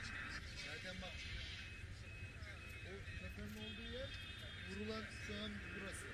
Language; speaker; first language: Turkish; native; Turkish